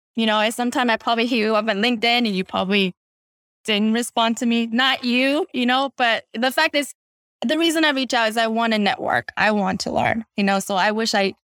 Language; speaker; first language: English; non-native, fluent; Chinese